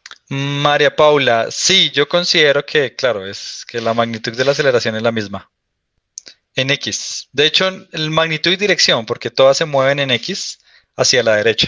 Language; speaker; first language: Spanish; native; Spanish